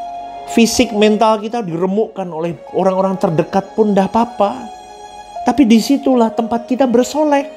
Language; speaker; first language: Indonesian; native; Indonesian